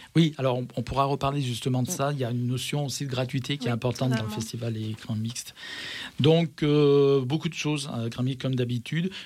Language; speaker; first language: French; native; French